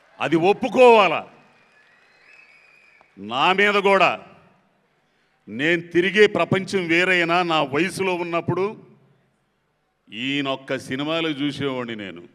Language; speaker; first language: Telugu; native; Telugu